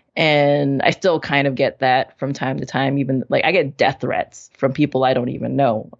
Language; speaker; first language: English; native; English